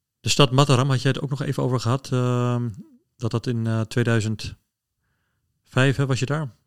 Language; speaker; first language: Dutch; native; Dutch